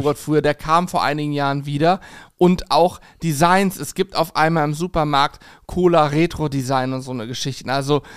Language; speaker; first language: German; native; German